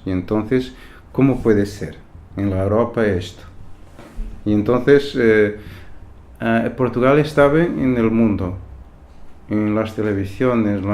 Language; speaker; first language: Spanish; non-native, fluent; Portuguese